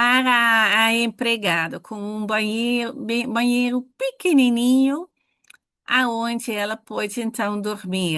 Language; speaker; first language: Portuguese; non-native, fluent; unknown